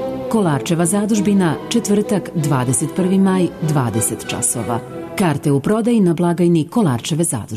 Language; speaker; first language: Serbian; native; Serbian